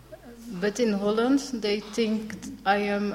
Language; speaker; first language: English; non-native, learner; Dutch